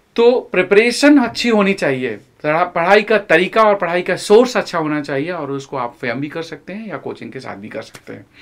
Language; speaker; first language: Hindi; native; Hindi